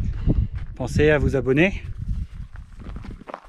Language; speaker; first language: French; native; French